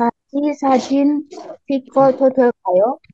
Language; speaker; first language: Korean; non-native, learner; Indonesian